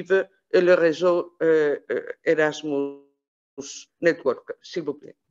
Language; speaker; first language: French; non-native, fluent; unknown